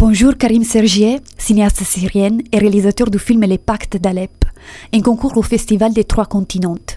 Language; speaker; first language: French; native; French